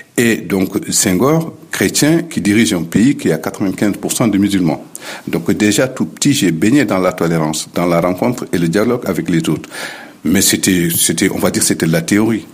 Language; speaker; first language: French; non-native, local second language; Fula